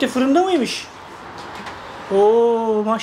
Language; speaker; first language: Turkish; native; Turkish